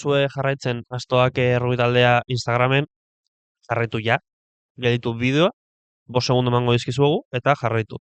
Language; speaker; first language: Basque; non-native, local second language; Spanish